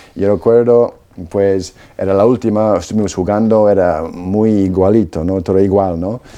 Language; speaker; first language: Spanish; non-native, fluent; Polish